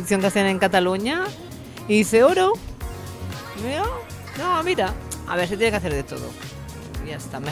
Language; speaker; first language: Spanish; native; Spanish